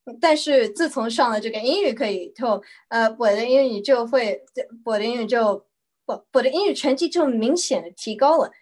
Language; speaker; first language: Chinese; early bilingual, heritage; Chinese